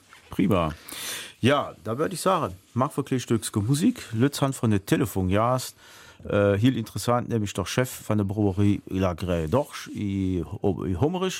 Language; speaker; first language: German; native; German